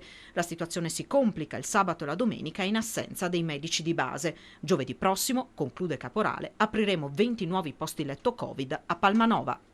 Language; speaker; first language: Italian; native; Italian